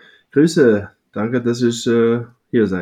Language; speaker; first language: German; non-native, fluent; English